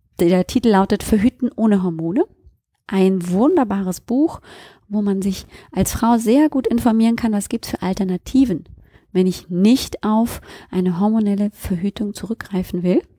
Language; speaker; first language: German; native; German